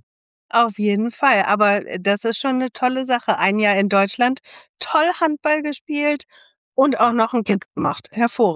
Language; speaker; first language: German; native; German